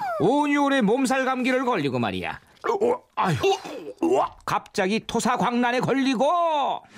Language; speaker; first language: Korean; native; Korean